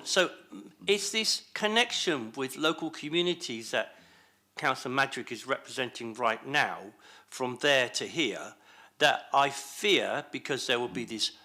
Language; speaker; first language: English; native; English